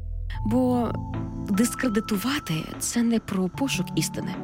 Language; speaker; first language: Ukrainian; native; Ukrainian